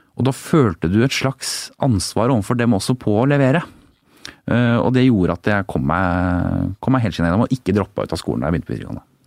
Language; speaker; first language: Norwegian; native; Norwegian